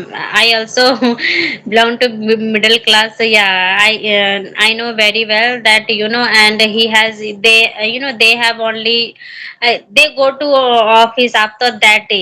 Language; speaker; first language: English; non-native, learner; Hindi